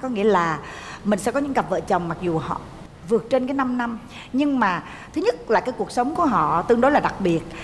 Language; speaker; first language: Vietnamese; native; Vietnamese